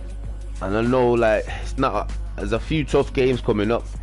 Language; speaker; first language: English; native; English